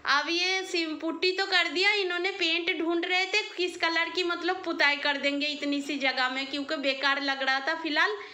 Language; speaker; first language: Hindi; non-native, local second language; Bangla